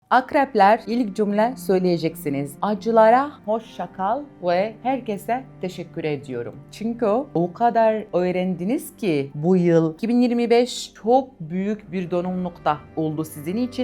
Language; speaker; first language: Turkish; non-native, fluent; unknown